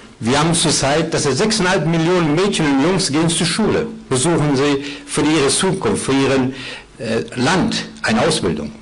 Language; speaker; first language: German; non-native, fluent; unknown